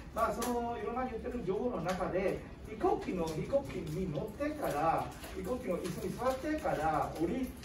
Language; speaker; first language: Japanese; non-native, fluent; Burmese